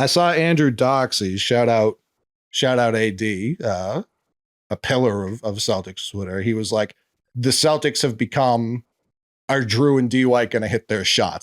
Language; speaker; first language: English; native; English